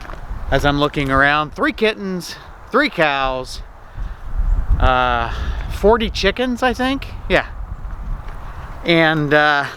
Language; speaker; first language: English; native; English